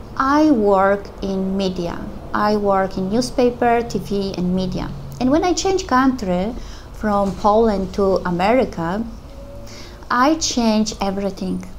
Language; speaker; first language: English; non-native, learner; Polish